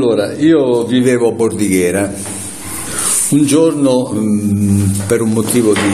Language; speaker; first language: Italian; native; Italian